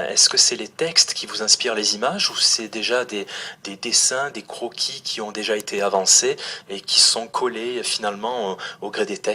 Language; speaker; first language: French; native; French